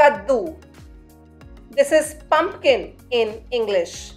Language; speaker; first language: English; non-native, local second language; Hindi